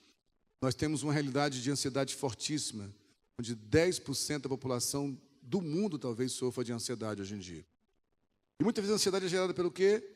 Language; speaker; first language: Portuguese; native; Portuguese